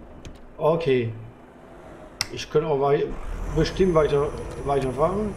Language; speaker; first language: German; non-native, fluent; French